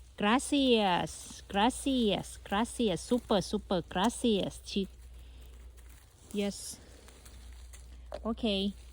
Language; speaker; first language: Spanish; non-native, learner; Thai